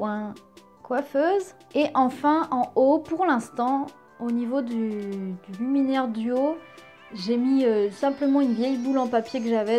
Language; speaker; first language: French; native; French